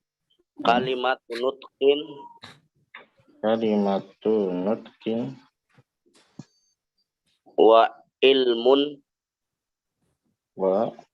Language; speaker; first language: Arabic; non-native, fluent; Indonesian